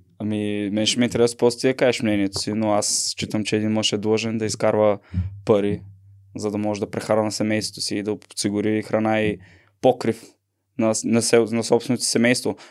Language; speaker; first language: Bulgarian; native; Bulgarian